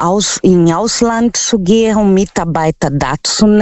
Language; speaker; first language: German; non-native, learner; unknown